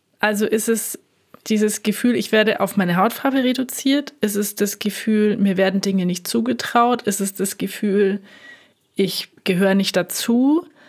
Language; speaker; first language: German; native; German